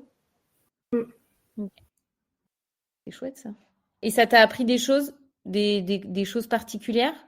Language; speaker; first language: French; native; French